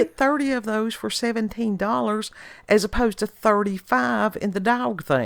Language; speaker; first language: English; native; English